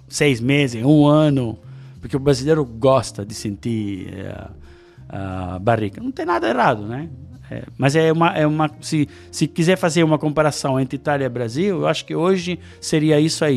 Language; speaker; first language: Portuguese; non-native, fluent; Italian